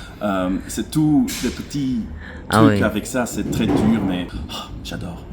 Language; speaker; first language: French; non-native, local second language; Dutch